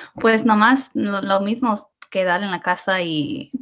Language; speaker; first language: Spanish; early bilingual, heritage; Spanish